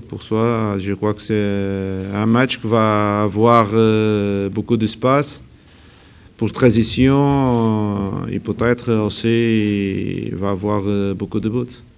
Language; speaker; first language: French; non-native, learner; Portuguese